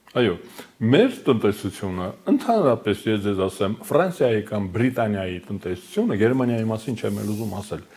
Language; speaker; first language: Armenian; native; Armenian